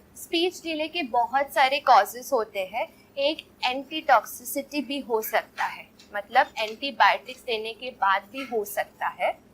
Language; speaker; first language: Hindi; non-native, local second language; Marathi